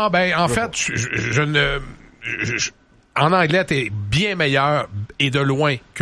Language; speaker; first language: French; native; French